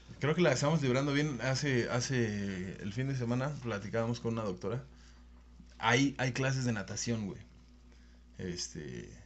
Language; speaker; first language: Spanish; native; Spanish